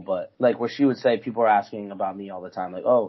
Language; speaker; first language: English; native; English